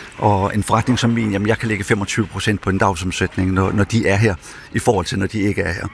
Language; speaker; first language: Danish; native; Danish